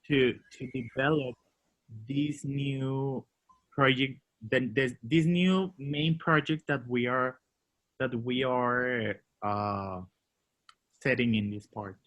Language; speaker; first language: English; non-native, learner; Spanish